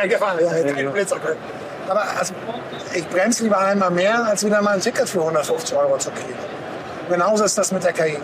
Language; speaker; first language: German; native; German